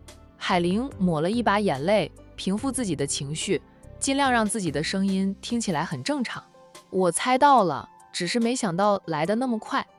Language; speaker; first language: Chinese; native; Chinese